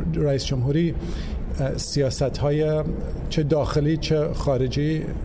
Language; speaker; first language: Persian; early bilingual, heritage; English